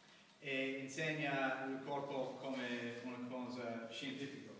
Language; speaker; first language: Italian; non-native, learner; English